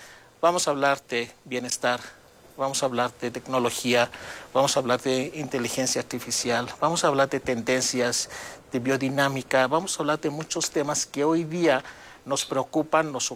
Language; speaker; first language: Spanish; native; Spanish